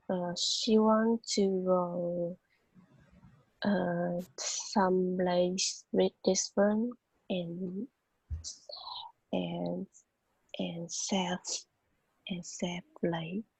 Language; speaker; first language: English; non-native, learner; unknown